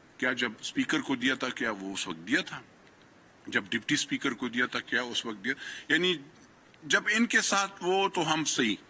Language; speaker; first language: Urdu; non-native, local second language; Pashto